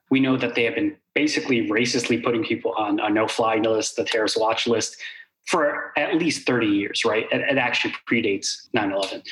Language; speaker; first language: English; early bilingual, other home language; Arabic